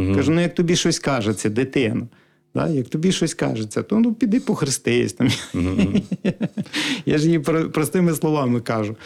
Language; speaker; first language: Ukrainian; native; Ukrainian